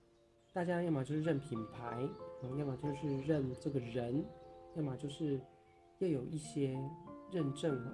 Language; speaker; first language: Chinese; native; Chinese